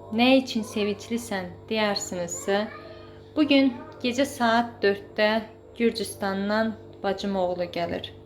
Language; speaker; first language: Azerbaijani; native; Azerbaijani